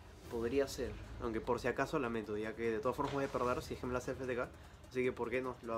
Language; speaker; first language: Spanish; native; Spanish